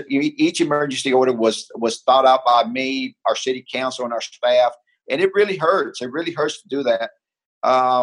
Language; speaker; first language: English; early bilingual, other home language; Spanish